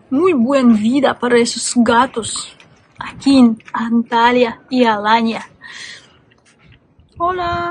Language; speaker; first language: Spanish; non-native, learner; Russian